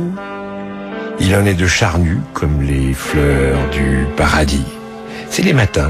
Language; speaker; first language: French; native; French